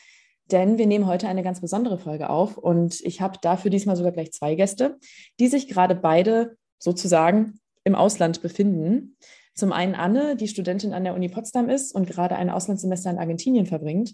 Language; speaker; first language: German; native; German